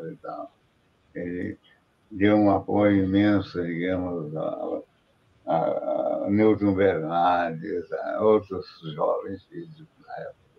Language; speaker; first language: Portuguese; native; Portuguese